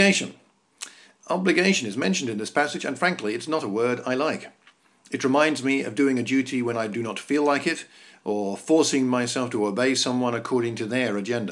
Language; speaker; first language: English; native; English